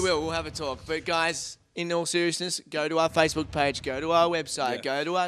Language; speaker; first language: English; native; English